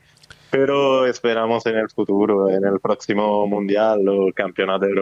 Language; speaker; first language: Spanish; non-native, fluent; Italian